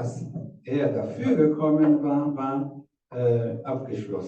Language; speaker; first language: German; non-native, fluent; Rundi